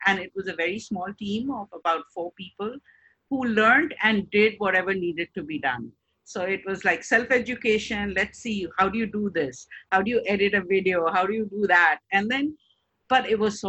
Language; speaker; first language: English; non-native, local second language; Urdu